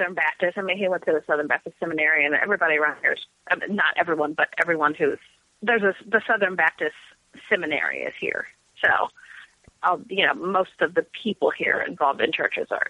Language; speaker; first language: English; native; English